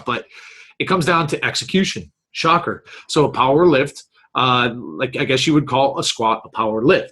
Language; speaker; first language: English; native; English